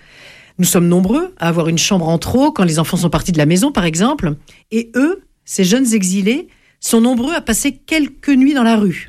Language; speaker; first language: French; native; French